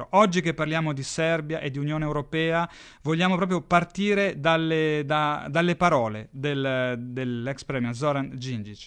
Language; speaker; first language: Italian; native; Italian